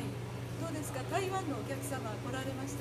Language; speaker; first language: Japanese; native; Japanese